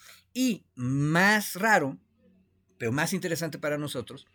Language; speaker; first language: Spanish; native; Spanish